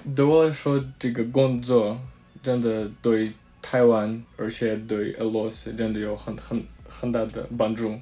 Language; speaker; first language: Chinese; non-native, fluent; Russian